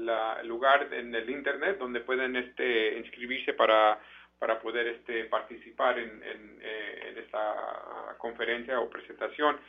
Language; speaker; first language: Spanish; early bilingual, heritage; Spanish